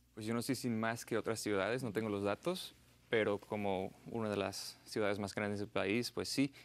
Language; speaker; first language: Spanish; non-native, fluent; English